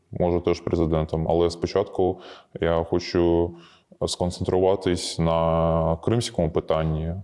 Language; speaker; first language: Ukrainian; non-native, local second language; Russian